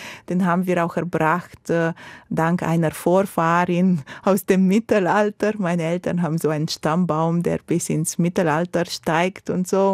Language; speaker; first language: German; non-native, local second language; Romanian